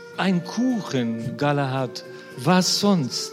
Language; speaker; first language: German; non-native, learner; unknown